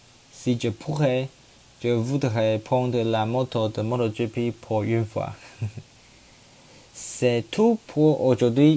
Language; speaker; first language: French; non-native, learner; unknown